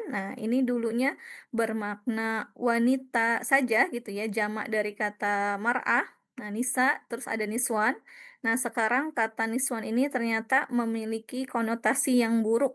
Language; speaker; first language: Indonesian; native; Indonesian